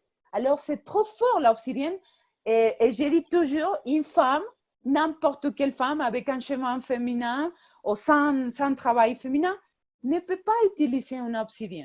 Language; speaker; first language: French; non-native, fluent; Spanish